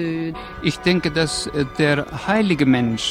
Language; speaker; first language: German; non-native, fluent; Estonian